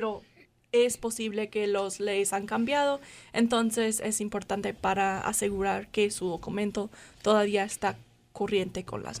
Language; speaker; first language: Spanish; non-native, learner; English